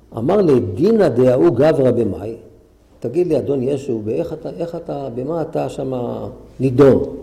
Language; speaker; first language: Hebrew; native; Hebrew